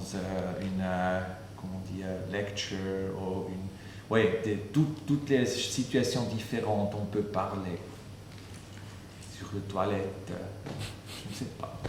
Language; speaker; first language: French; non-native, fluent; German